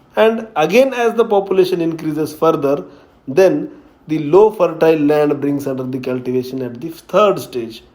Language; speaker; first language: English; non-native, local second language; Marathi